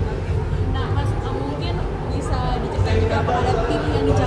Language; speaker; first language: Indonesian; native; Indonesian